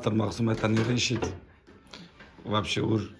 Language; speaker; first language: Russian; non-native, learner; Turkish